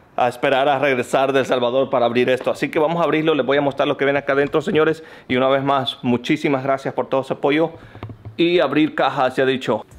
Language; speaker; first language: Spanish; native; Spanish